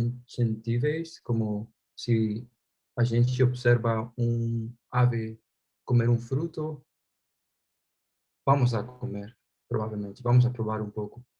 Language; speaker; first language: Portuguese; non-native, fluent; Spanish